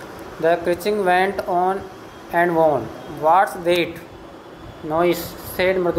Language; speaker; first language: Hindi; native; Hindi